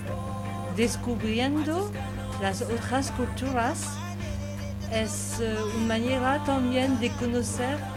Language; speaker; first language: Spanish; non-native, learner; French